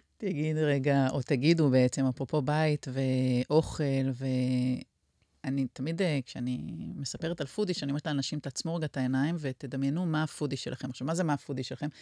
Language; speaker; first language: Hebrew; native; Hebrew